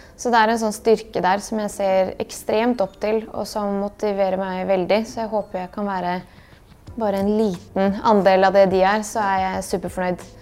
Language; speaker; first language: Norwegian; early bilingual, other home language; Bosnian